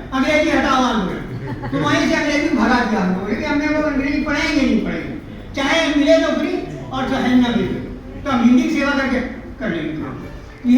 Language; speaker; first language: Hindi; native; Hindi